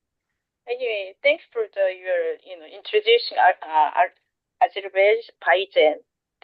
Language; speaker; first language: English; non-native, learner; Korean